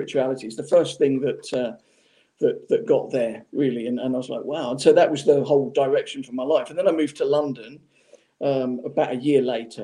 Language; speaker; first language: English; native; English